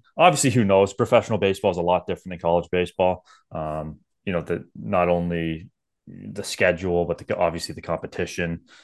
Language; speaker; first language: English; native; English